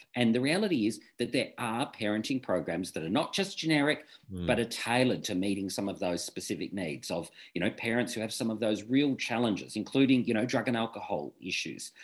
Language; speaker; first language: English; native; English